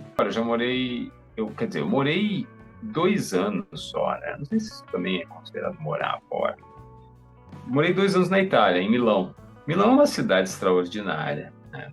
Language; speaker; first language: Portuguese; native; Portuguese